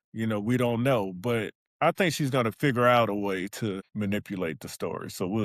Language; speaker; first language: English; native; English